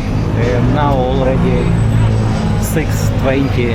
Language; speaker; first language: English; non-native, learner; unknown